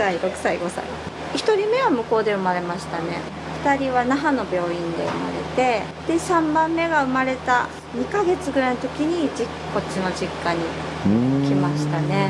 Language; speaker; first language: Japanese; native; Japanese